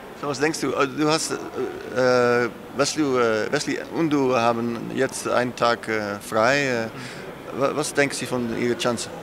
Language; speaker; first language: German; non-native, learner; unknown